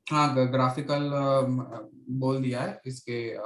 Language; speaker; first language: Hindi; non-native, local second language; Marathi